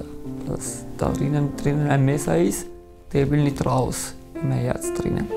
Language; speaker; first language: German; early bilingual, other home language; Kurdish